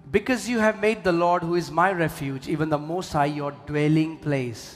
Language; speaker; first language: English; non-native, local second language; Hindi